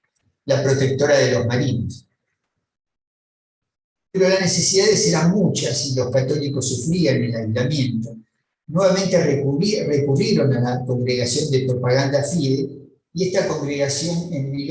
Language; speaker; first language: Spanish; native; Spanish